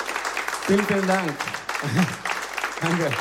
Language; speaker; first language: German; non-native, learner; English